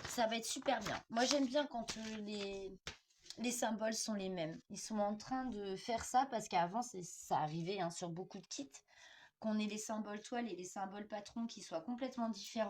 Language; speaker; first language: French; native; French